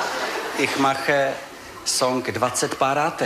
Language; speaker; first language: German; non-native, learner; Czech